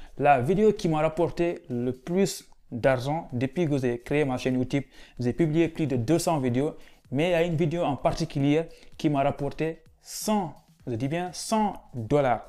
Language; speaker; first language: French; non-native, local second language; Wolof